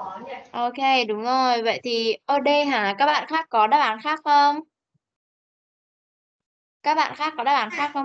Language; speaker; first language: Vietnamese; native; Vietnamese